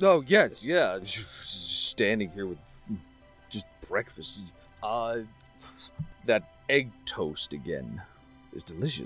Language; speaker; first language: English; native; English